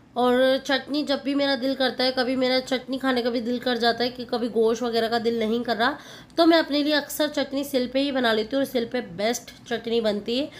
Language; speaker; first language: Urdu; native; Urdu